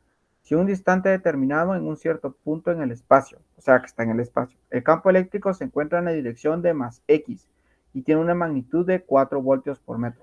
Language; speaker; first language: Spanish; native; Spanish